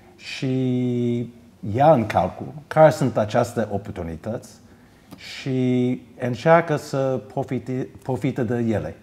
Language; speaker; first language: Romanian; early bilingual, heritage; Romanian